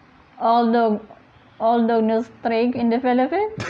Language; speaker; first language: English; non-native, learner; Filipino